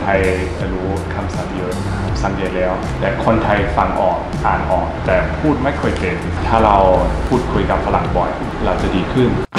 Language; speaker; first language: Thai; non-native, fluent; English